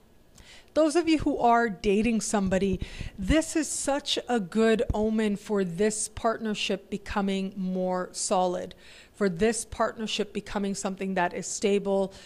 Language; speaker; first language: English; native; English